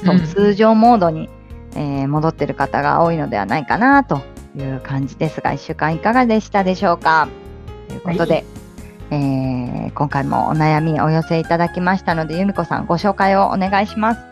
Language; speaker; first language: Japanese; native; Japanese